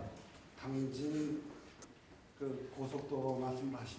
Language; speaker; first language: Korean; native; Korean